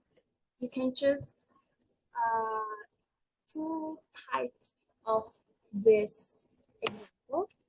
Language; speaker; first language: English; non-native, learner; Indonesian